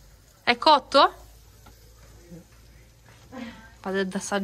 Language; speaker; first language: Italian; early bilingual, other home language; Filipino